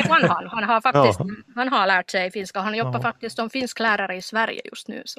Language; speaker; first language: Swedish; non-native, local second language; Finnish